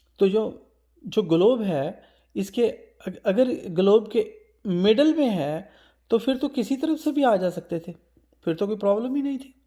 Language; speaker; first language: Hindi; native; Hindi